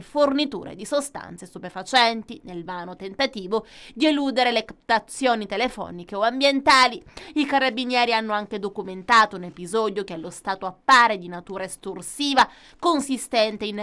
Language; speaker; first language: Italian; native; Italian